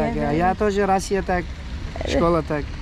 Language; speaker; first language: Russian; non-native, learner; Uzbek